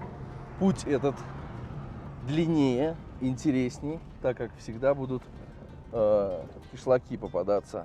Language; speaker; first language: Russian; native; Russian